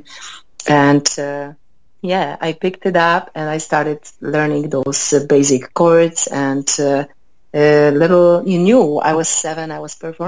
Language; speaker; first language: English; non-native, fluent; Polish